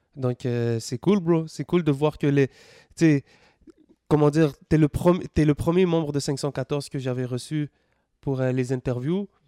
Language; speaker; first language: French; native; French